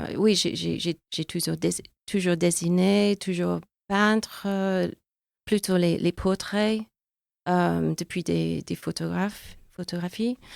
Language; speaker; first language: French; non-native, fluent; English